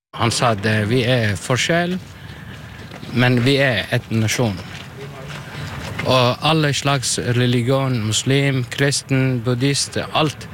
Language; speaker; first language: Norwegian; non-native, learner; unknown